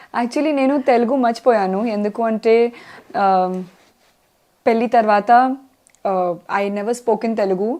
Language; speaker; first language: Telugu; non-native, learner; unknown